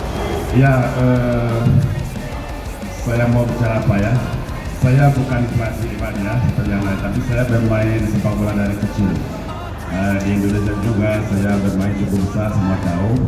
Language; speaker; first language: Indonesian; non-native, fluent; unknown